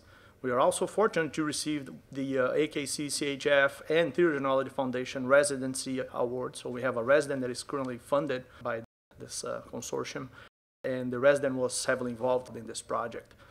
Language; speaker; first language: English; non-native, fluent; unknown